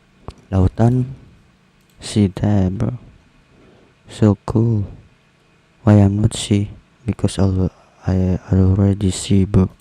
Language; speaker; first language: English; non-native, learner; Indonesian